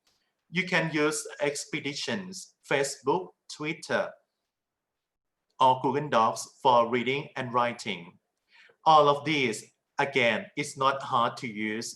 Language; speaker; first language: English; non-native, fluent; Thai